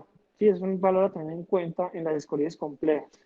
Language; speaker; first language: Spanish; native; Spanish